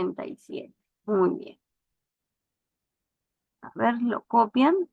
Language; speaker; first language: Spanish; native; Spanish